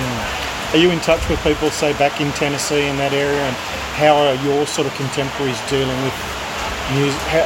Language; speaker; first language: English; native; English